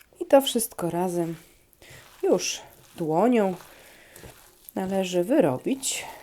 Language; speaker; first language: Polish; native; Polish